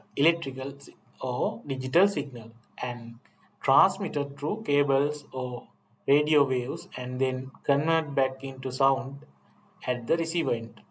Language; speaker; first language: English; non-native, local second language; Sinhala